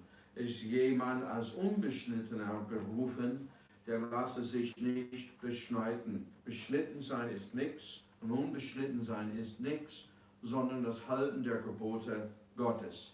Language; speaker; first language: German; non-native, fluent; English